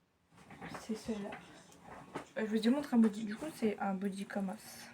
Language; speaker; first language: French; native; French